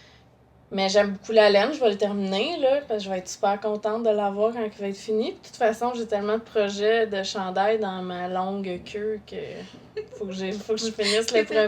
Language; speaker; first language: French; native; French